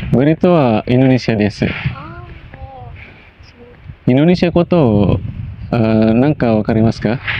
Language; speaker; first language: Japanese; non-native, learner; Indonesian